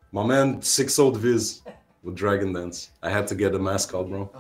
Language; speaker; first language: English; non-native, fluent; Russian